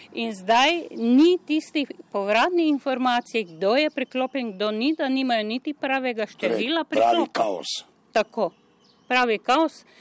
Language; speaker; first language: Slovenian; native; Slovenian